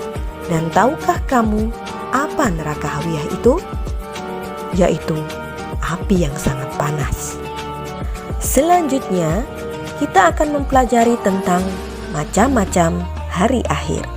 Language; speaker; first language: Indonesian; native; Indonesian